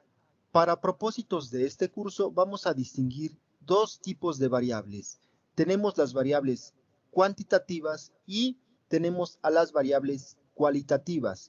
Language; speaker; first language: Spanish; native; Spanish